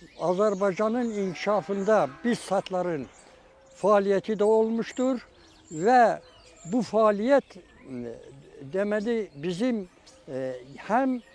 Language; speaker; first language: Azerbaijani; non-native, local second language; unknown